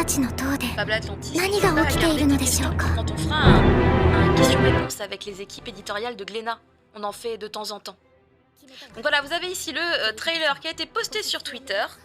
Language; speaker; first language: French; native; French